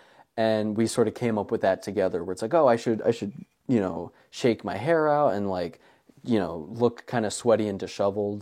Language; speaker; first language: English; native; English